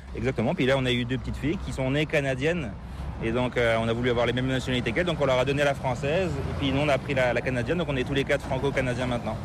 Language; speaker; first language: French; native; French